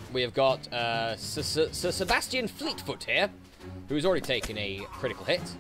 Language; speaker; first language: English; native; English